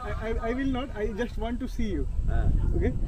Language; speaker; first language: English; non-native, local second language; Hindi